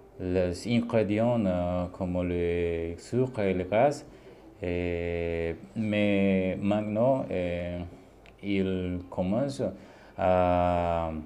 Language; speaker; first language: French; non-native, learner; Spanish